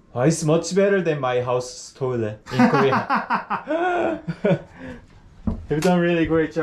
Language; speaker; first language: English; non-native, learner; Korean